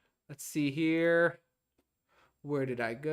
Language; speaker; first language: English; native; English